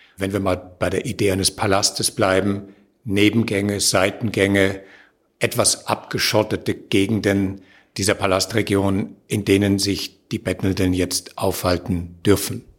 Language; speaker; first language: German; native; German